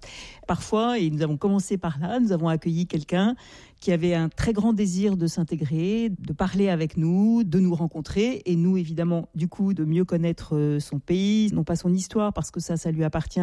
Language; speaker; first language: French; native; French